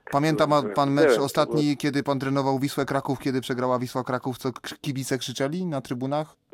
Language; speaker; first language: Polish; native; Polish